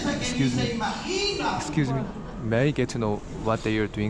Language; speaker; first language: English; non-native, learner; Korean